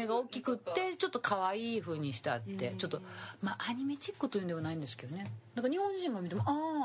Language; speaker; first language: Japanese; native; Japanese